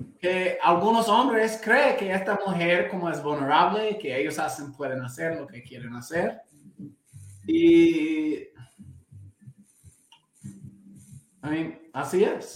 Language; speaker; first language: Spanish; non-native, fluent; English